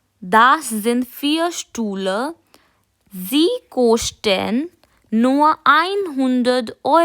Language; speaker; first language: German; non-native, fluent; Hindi